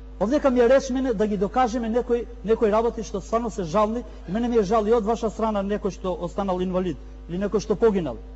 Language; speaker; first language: Macedonian; non-native, local second language; Albanian